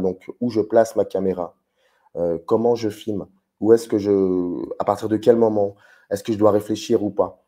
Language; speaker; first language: French; native; French